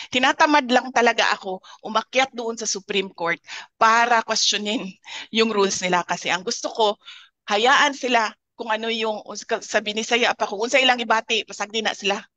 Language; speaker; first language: Filipino; non-native, local second language; Cebuano